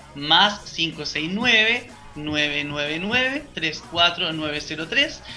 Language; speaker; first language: Spanish; native; Spanish